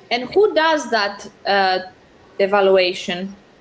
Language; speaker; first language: English; non-native, fluent; Greek